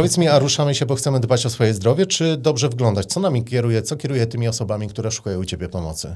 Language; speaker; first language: Polish; native; Polish